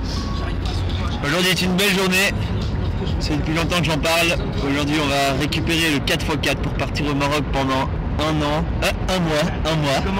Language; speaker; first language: French; native; French